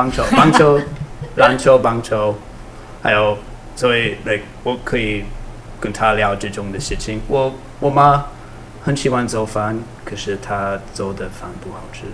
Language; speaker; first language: Chinese; non-native, learner; English